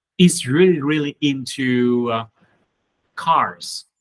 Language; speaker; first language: English; non-native, fluent; Vietnamese